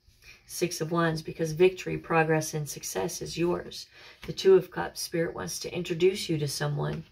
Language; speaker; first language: English; native; English